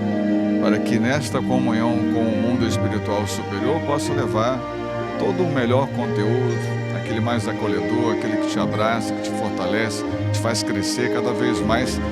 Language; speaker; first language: Portuguese; native; Portuguese